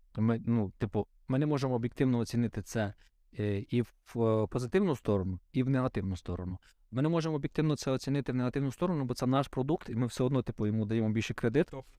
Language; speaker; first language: Ukrainian; native; Ukrainian